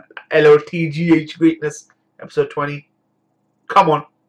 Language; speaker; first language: English; native; English